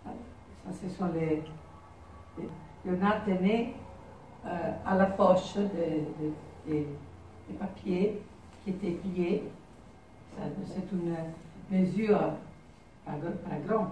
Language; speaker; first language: French; non-native, fluent; Italian